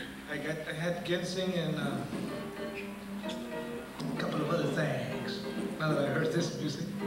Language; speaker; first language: English; early bilingual, other home language; Spanish